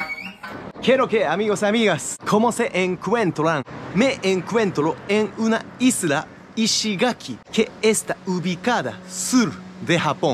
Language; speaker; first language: Spanish; non-native, fluent; Japanese